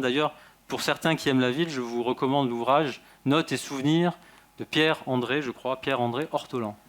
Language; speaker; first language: French; native; French